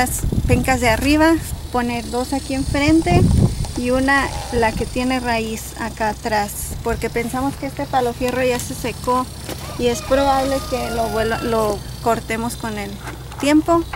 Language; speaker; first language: Spanish; early bilingual, heritage; Spanish